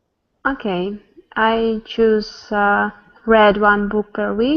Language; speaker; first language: English; non-native, learner; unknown